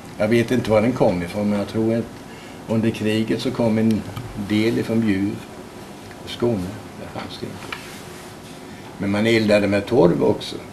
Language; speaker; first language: Swedish; native; Swedish